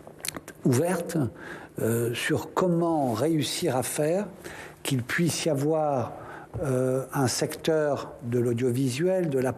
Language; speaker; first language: French; native; French